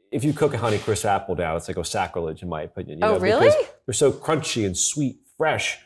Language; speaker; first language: English; native; English